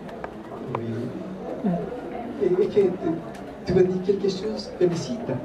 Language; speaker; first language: French; non-native, fluent; Spanish